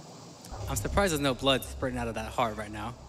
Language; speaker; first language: English; native; English